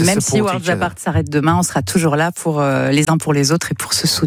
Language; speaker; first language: French; native; French